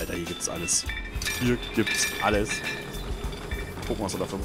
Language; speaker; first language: German; native; German